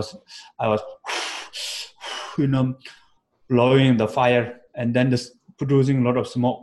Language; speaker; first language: English; non-native, fluent; Tibetan